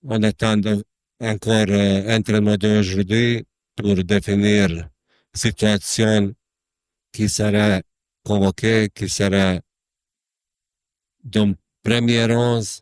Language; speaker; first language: French; non-native, learner; Croatian